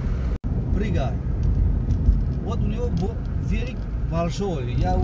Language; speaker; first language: Russian; non-native, local second language; Tajik